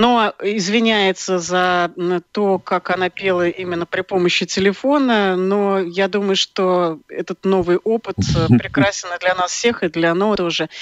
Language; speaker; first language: Russian; native; Russian